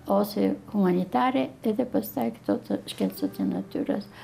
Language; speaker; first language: Albanian; early bilingual, other home language; Bulgarian